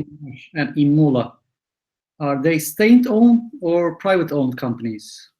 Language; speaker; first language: English; non-native, fluent; Turkish